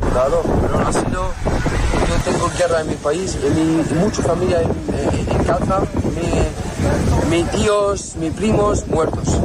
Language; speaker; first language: Spanish; non-native, learner; Arabic